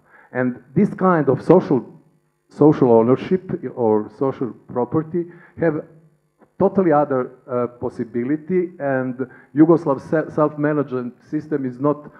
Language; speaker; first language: English; non-native, learner; Serbian